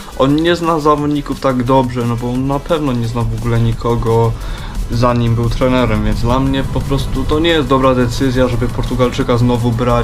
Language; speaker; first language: Polish; early bilingual, heritage; Polish